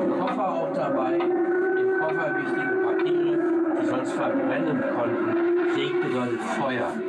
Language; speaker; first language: German; native; German